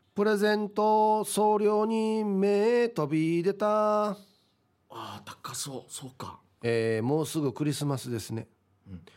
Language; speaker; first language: Japanese; native; Japanese